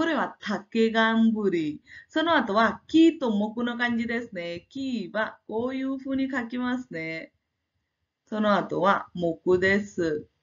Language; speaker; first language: Japanese; non-native, fluent; Marathi